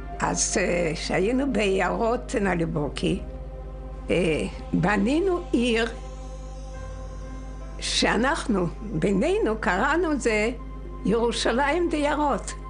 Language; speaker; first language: Hebrew; non-native, fluent; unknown